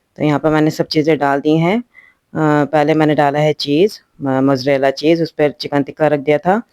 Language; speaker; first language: Hindi; native; Hindi